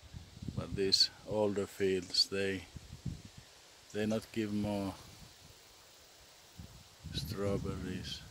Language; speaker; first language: English; non-native, learner; Thai